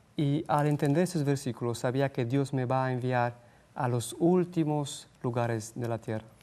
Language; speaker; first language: Spanish; non-native, fluent; Romanian